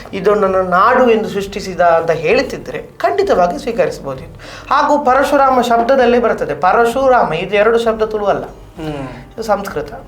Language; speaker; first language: Kannada; non-native, local second language; Tulu